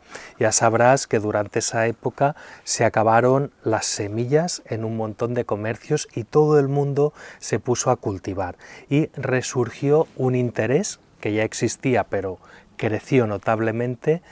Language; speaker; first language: Spanish; native; Spanish